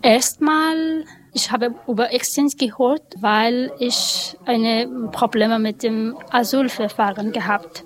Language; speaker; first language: German; non-native, learner; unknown